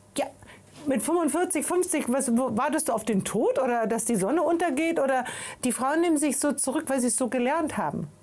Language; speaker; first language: German; native; German